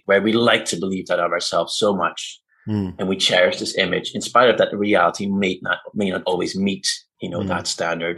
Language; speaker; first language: English; non-native, fluent; Dutch